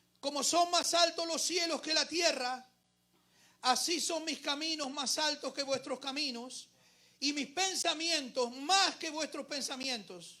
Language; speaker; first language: Spanish; native; Spanish